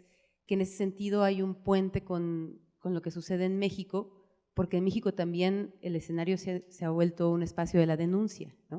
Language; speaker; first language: Spanish; native; Spanish